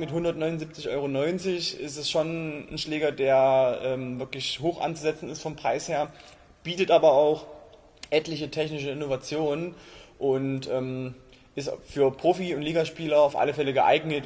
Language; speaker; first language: German; native; German